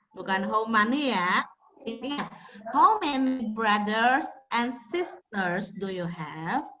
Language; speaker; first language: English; non-native, fluent; Indonesian